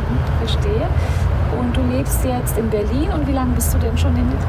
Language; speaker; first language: German; native; German